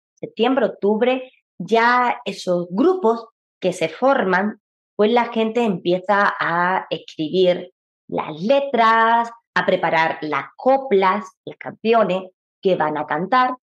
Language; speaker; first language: Spanish; native; Spanish